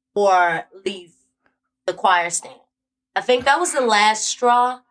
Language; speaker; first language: English; native; English